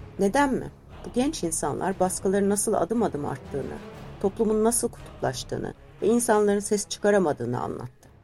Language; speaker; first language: Turkish; native; Turkish